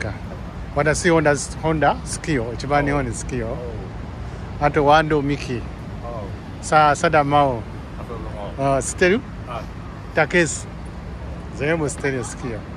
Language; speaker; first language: Japanese; non-native, learner; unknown